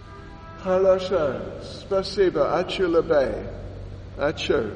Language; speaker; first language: Russian; non-native, learner; English